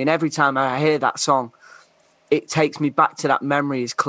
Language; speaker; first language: English; native; English